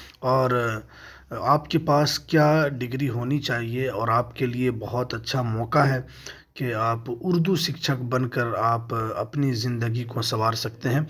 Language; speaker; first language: Urdu; native; Urdu